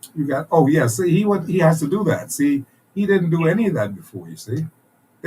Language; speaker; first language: English; native; English